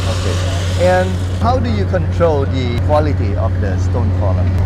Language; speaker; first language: English; non-native, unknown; Thai